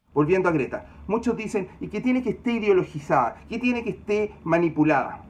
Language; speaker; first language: Spanish; native; Spanish